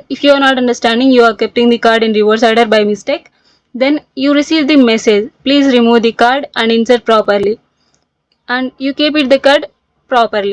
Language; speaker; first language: English; non-native, local second language; Telugu